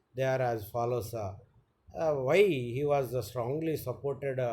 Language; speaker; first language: English; non-native, local second language; Telugu